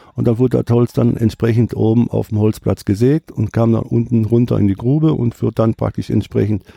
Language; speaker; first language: German; native; German